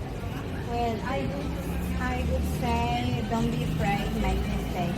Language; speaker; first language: English; non-native, learner; Spanish